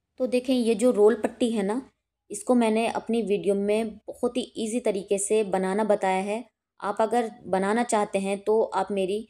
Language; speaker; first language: Hindi; native; Hindi